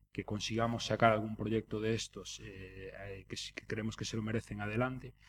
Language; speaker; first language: Spanish; native; Spanish